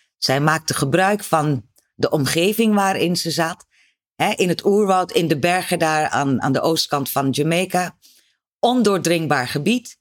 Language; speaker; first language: Dutch; native; Dutch